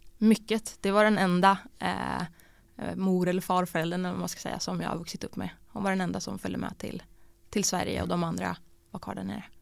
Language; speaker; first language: Swedish; early bilingual, other home language; Bosnian